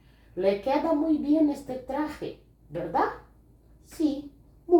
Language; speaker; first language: Spanish; non-native, fluent; Portuguese